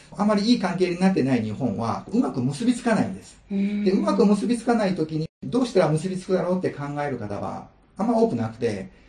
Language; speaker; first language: Japanese; native; Japanese